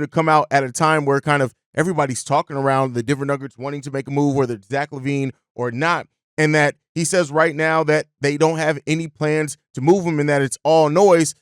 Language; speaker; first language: English; native; English